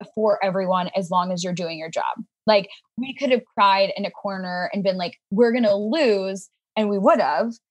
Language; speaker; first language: English; native; English